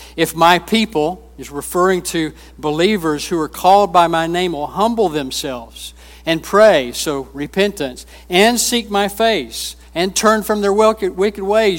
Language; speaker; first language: English; native; English